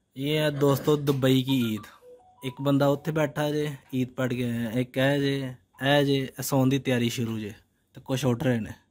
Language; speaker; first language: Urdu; non-native, local second language; Punjabi